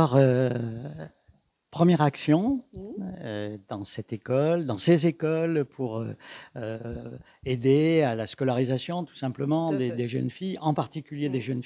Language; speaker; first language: French; native; French